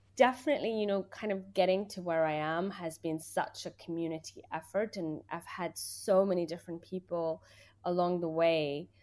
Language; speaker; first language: English; early bilingual, other home language; Persian